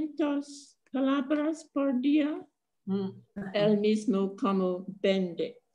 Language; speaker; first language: Spanish; non-native, fluent; English